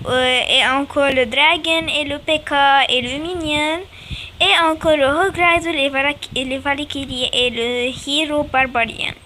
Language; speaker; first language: French; non-native, learner; Arabic